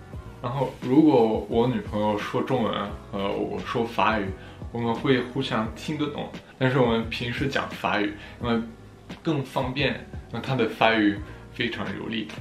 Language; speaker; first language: Chinese; non-native, fluent; French